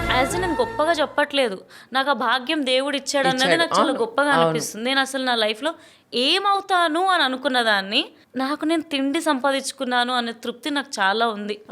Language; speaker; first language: Telugu; native; Telugu